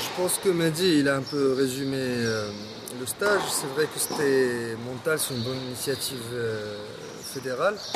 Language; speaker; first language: French; non-native, local second language; Arabic